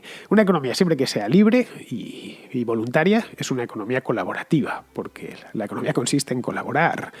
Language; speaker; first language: Spanish; native; Spanish